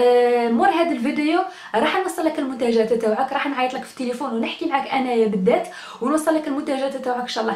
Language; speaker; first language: Arabic; native; Arabic